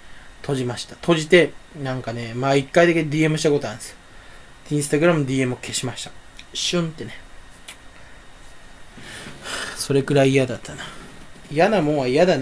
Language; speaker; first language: Japanese; native; Japanese